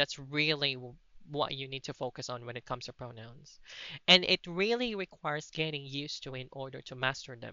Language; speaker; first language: English; non-native, local second language; Cebuano